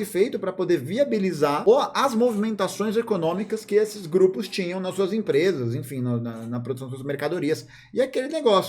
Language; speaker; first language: Portuguese; native; Portuguese